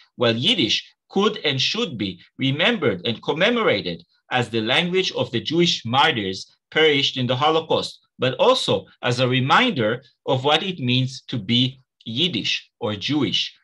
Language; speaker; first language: English; non-native, fluent; Hebrew